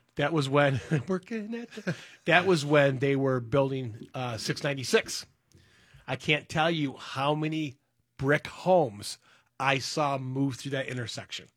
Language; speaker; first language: English; native; English